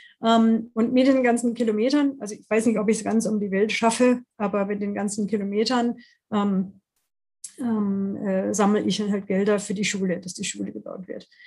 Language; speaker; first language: German; non-native, fluent; English